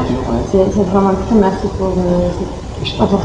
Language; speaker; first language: French; non-native, learner; Turkish